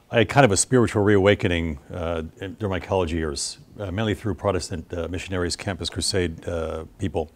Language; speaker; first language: English; native; English